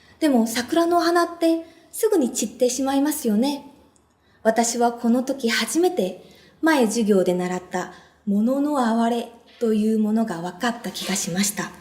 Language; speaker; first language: Japanese; non-native, fluent; Korean